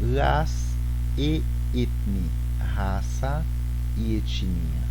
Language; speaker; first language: Portuguese; non-native, fluent; Haitian Creole